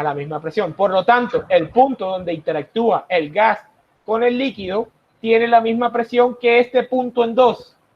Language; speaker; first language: Spanish; native; Spanish